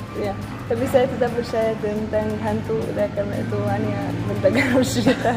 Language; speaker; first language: Indonesian; non-native, fluent; Arabic